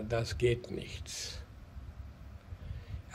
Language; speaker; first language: German; non-native, learner; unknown